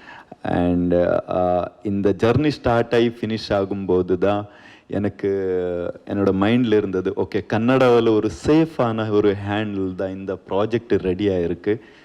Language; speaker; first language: Tamil; non-native, learner; Kannada